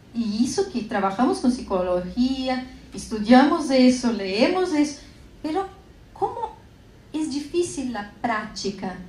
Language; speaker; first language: Spanish; non-native, fluent; Portuguese